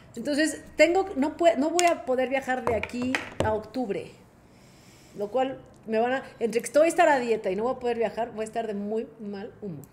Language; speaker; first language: Spanish; native; Spanish